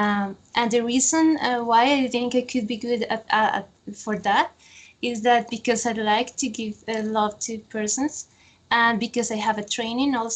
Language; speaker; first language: English; non-native, fluent; Spanish